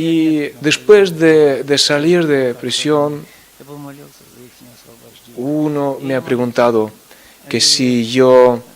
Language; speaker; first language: Spanish; non-native, fluent; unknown